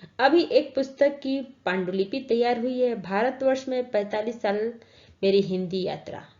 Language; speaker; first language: Hindi; native; Hindi